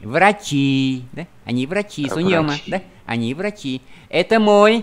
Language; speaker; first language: Russian; non-native, fluent; Vietnamese